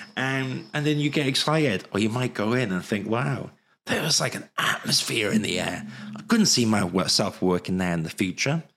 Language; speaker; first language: English; native; English